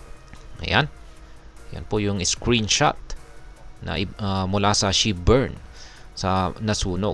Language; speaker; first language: Filipino; native; Filipino